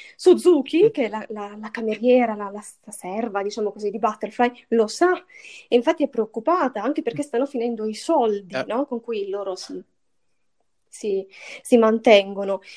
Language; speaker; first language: Italian; native; Italian